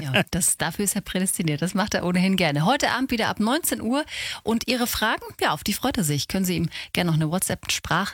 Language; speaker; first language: German; native; German